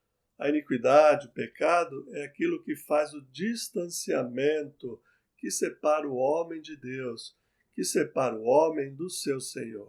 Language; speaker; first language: Portuguese; native; Portuguese